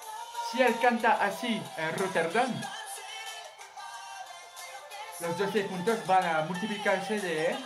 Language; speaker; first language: Spanish; non-native, fluent; French